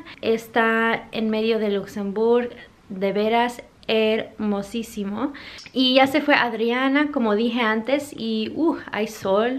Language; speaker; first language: Spanish; early bilingual, heritage; English